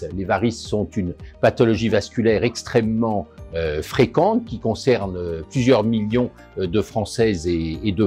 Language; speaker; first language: French; native; French